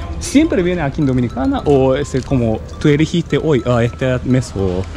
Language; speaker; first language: Spanish; non-native, learner; Japanese